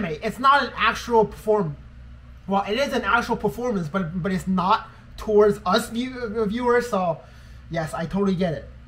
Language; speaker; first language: English; non-native, fluent; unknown